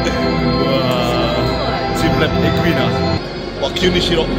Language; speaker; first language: Japanese; non-native, fluent; Indonesian